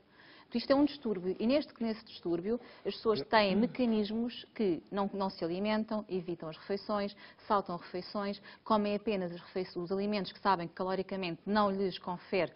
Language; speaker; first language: Portuguese; native; Portuguese